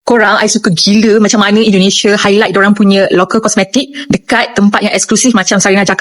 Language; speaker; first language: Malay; native; Malay